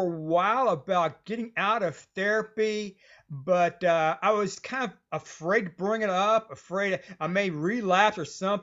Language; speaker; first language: English; native; English